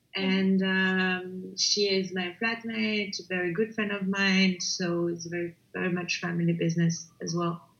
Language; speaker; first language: English; non-native, fluent; French